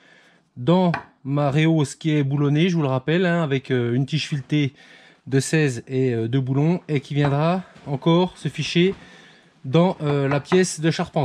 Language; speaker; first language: French; native; French